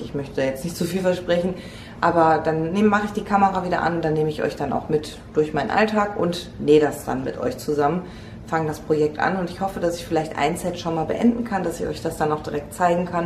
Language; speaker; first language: German; native; German